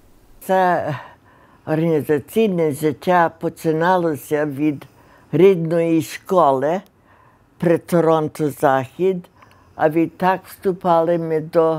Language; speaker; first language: Ukrainian; early bilingual, heritage; Ukrainian